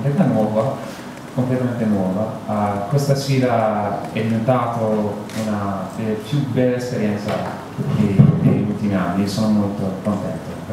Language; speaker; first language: Italian; non-native, learner; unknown